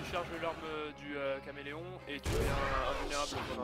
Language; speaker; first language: French; native; French